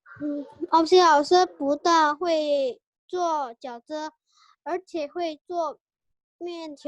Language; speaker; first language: Chinese; non-native, learner; Indonesian